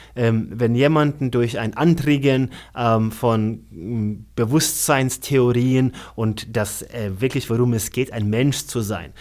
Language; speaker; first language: German; non-native, fluent; Norwegian